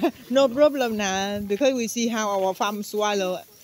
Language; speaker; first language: English; non-native, learner; Vietnamese